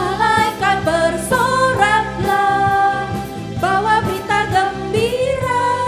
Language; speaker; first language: Indonesian; native; Indonesian